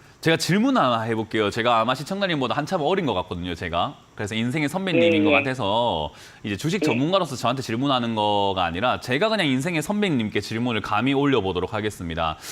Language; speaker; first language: Korean; native; Korean